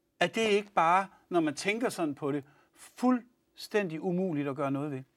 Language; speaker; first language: Danish; native; Danish